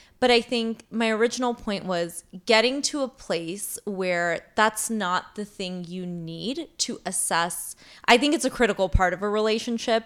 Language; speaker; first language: English; native; English